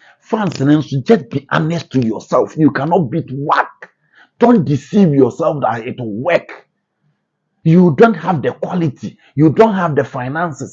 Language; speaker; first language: English; non-native, local second language; Akan